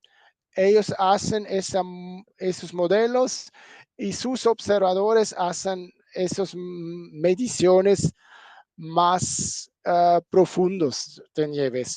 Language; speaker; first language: Spanish; non-native, fluent; German